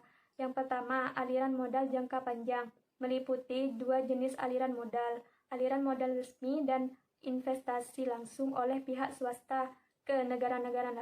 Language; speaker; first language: Indonesian; native; Indonesian